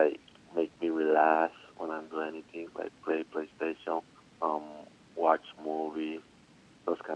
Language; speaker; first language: English; non-native, learner; Spanish